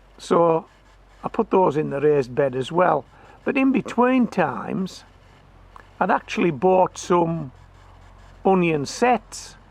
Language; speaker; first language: English; native; English